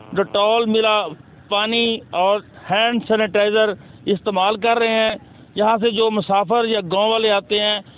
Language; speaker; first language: Urdu; non-native, local second language; Punjabi